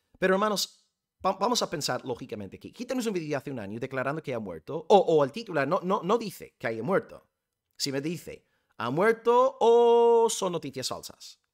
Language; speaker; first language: Spanish; non-native, fluent; English